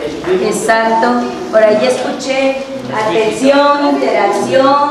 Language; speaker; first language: Spanish; native; Spanish